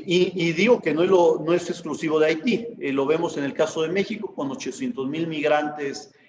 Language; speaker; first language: Spanish; native; Spanish